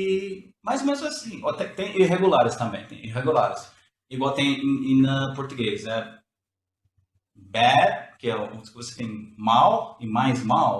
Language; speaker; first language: Portuguese; non-native, learner; English